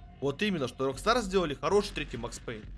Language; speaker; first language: Russian; native; Russian